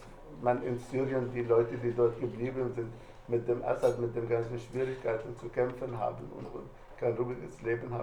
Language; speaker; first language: German; non-native, fluent; Arabic